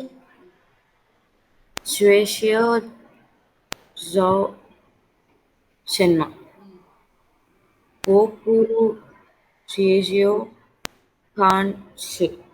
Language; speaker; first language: Chinese; non-native, learner; Tamil